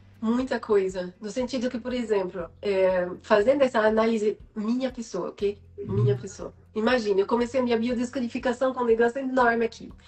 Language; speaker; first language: Portuguese; non-native, fluent; French